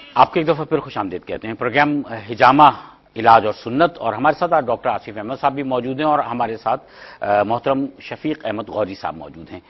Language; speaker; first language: Urdu; native; Urdu